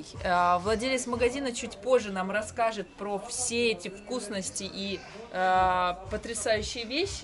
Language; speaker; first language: Russian; native; Russian